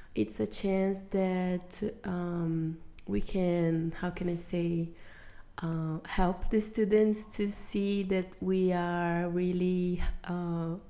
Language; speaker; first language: English; non-native, fluent; Portuguese